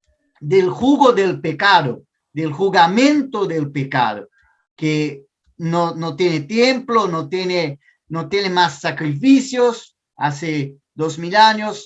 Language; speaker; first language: Spanish; non-native, fluent; Portuguese